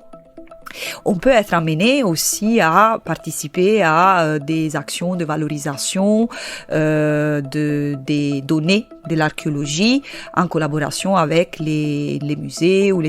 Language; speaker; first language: French; native; French